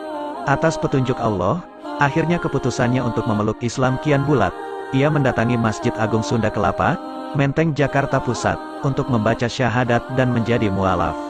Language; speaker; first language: Indonesian; native; Indonesian